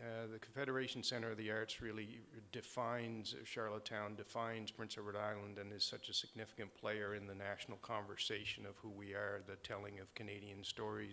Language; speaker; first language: English; native; English